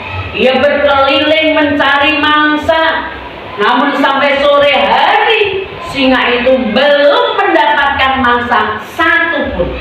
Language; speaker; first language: Indonesian; native; Indonesian